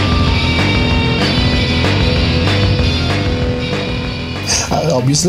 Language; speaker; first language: English; non-native, fluent; Italian